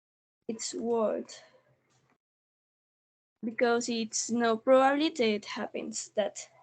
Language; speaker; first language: English; non-native, learner; Spanish